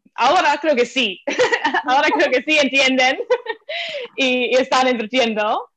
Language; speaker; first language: Spanish; non-native, fluent; English